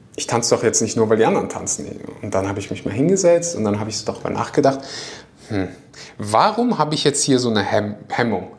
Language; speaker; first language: German; native; German